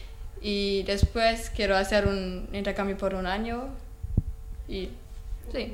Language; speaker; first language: Spanish; non-native, learner; German